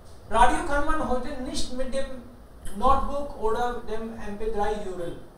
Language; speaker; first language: German; non-native, learner; Hindi